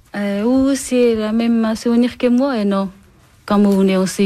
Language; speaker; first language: French; non-native, learner; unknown